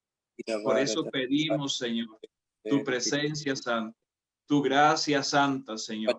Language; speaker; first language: Spanish; native; Spanish